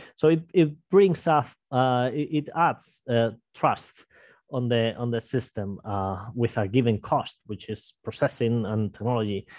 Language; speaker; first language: English; non-native, fluent; Spanish